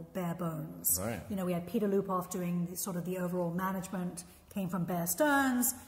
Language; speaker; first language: English; native; English